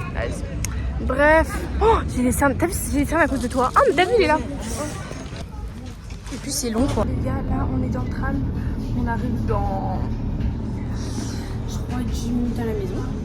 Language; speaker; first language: French; native; French